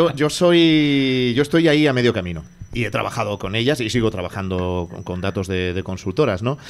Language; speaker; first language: Spanish; native; Spanish